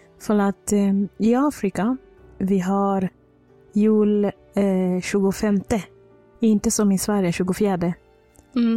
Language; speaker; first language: Swedish; non-native, fluent; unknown